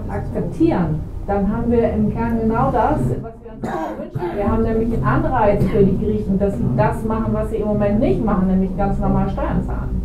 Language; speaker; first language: German; native; German